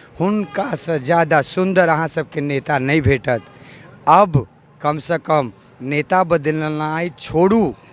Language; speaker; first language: Maithili; native; Maithili